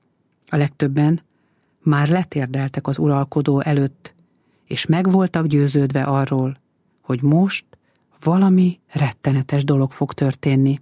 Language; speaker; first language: Hungarian; native; Hungarian